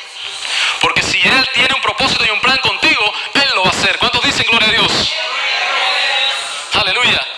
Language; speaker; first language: Spanish; native; Spanish